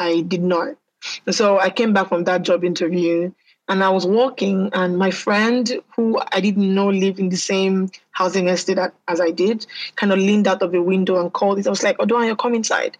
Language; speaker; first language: English; non-native, local second language; Yoruba